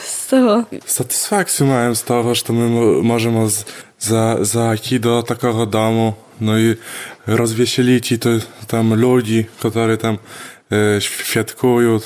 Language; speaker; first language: Polish; non-native, local second language; Belarusian